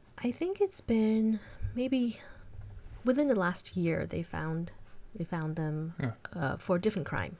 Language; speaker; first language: English; early bilingual, other home language; Chinese